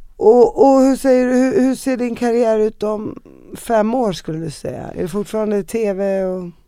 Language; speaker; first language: Swedish; early bilingual, other home language; Arabic